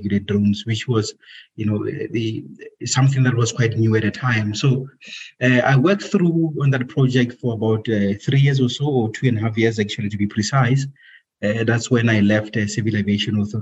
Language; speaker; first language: English; non-native, local second language; Southern Sotho